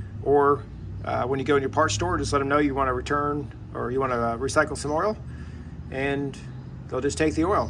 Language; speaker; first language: English; native; English